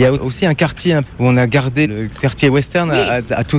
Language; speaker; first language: French; native; French